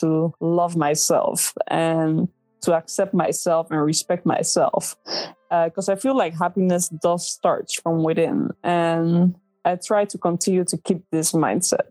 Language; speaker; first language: English; non-native, fluent; Dutch